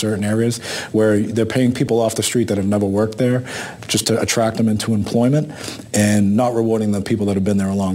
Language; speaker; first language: English; native; English